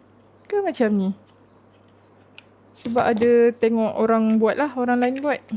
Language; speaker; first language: Malay; native; Malay